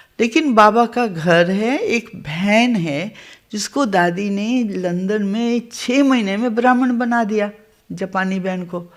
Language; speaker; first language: Hindi; non-native, local second language; Gujarati